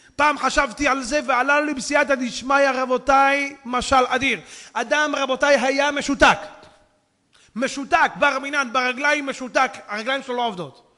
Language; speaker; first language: Hebrew; native; Hebrew